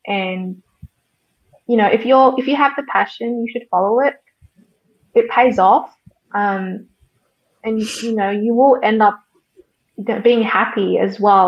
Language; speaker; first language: English; early bilingual, other home language; Vietnamese